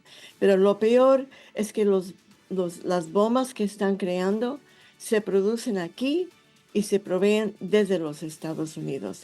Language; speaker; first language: Spanish; non-native, fluent; English